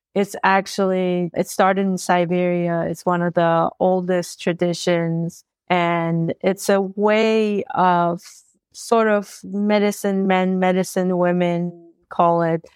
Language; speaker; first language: English; early bilingual, other home language; Persian